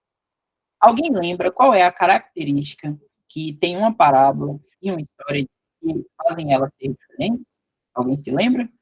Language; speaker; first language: Portuguese; native; Portuguese